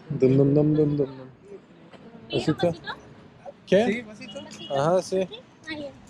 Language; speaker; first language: Spanish; non-native, learner; Turkish